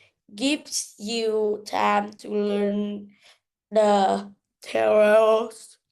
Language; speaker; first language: English; non-native, learner; Vietnamese